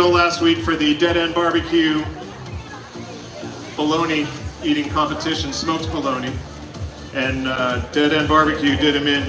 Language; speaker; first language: English; native; English